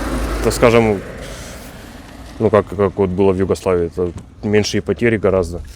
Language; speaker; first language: Russian; native; Russian